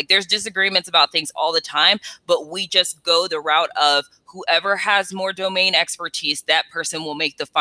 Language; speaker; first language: English; native; English